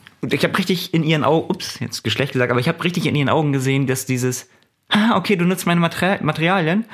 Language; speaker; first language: German; early bilingual, other home language; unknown